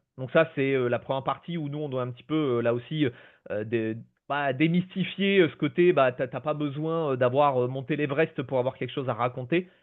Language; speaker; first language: French; native; French